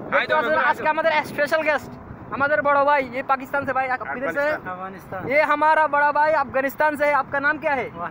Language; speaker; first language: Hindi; non-native, learner; Bangla